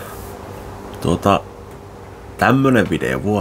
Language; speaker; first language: Finnish; native; Finnish